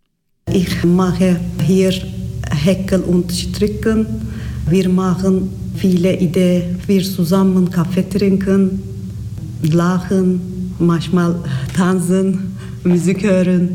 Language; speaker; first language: German; non-native, learner; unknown